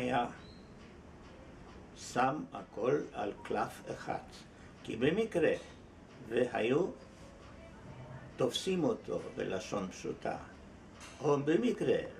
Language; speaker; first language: Hebrew; non-native, fluent; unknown